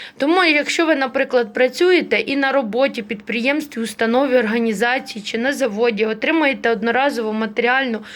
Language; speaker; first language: Ukrainian; native; Ukrainian